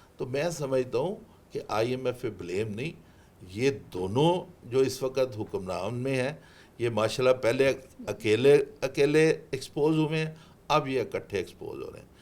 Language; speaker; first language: Urdu; non-native, local second language; Punjabi